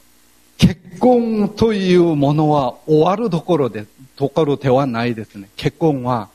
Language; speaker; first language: Japanese; non-native, fluent; Korean